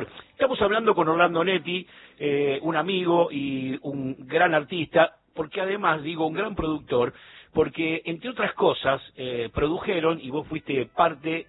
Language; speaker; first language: Spanish; native; Spanish